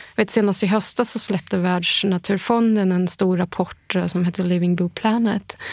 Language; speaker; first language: Swedish; early bilingual, heritage; Swedish